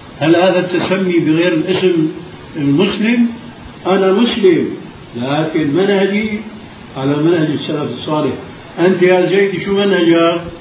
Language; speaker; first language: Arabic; early bilingual, other home language; Albanian